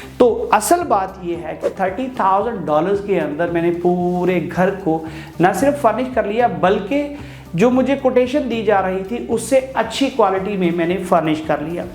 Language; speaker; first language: Urdu; native; Urdu